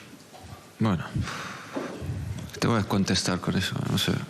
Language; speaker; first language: Spanish; non-native, local second language; French